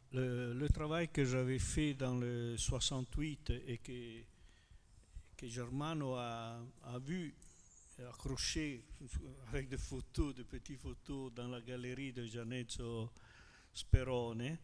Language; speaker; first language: French; non-native, fluent; Italian